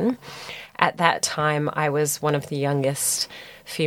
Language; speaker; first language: English; native; English